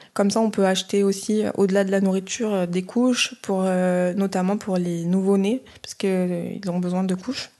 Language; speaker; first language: French; non-native, fluent; Bini